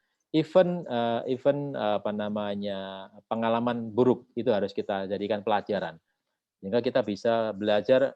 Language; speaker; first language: Indonesian; native; Indonesian